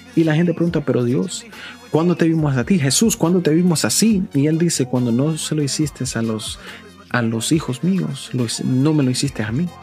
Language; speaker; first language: Spanish; early bilingual, heritage; Spanish